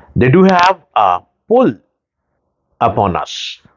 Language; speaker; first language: English; non-native, local second language; Urdu